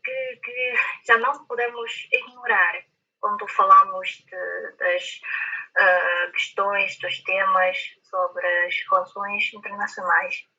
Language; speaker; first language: Portuguese; non-native, fluent; Chinese